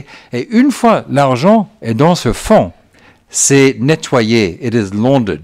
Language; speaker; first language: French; non-native, fluent; English